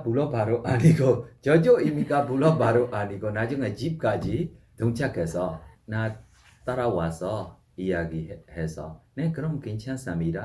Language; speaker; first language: Korean; non-native, fluent; Burmese